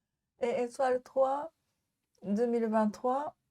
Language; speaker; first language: French; non-native, learner; Japanese